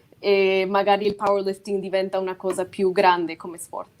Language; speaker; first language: Italian; non-native, fluent; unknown